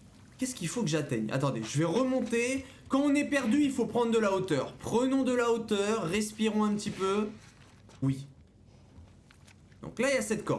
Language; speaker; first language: French; native; French